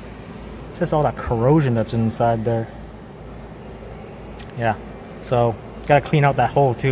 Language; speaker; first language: English; native; English